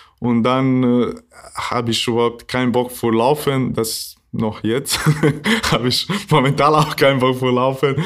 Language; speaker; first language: German; non-native, learner; Bosnian